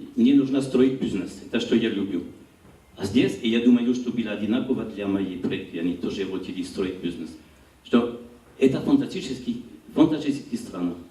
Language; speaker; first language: Russian; non-native, learner; French